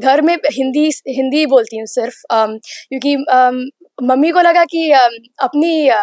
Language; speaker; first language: Hindi; early bilingual, heritage; Hindi